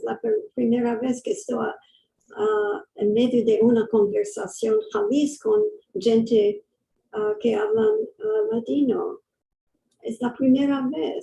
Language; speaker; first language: Spanish; early bilingual, heritage; English